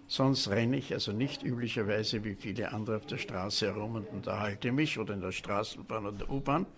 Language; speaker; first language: German; native; German